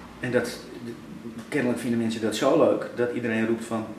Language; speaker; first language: Dutch; native; Dutch